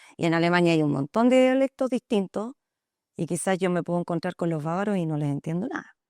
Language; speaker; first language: Spanish; early bilingual, other home language; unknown